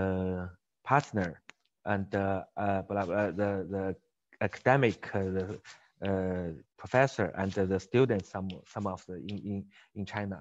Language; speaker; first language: English; non-native, learner; Chinese